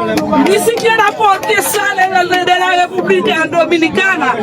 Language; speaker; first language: Spanish; non-native, fluent; Haitian Creole